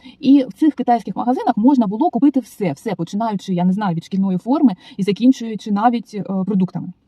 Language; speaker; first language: Ukrainian; non-native, local second language; Russian